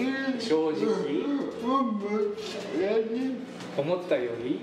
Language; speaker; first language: Japanese; native; Japanese